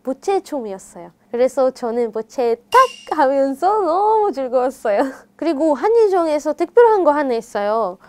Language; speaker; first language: Korean; non-native, fluent; Arabic